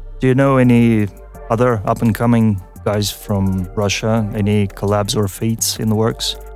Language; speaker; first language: English; non-native, fluent; Russian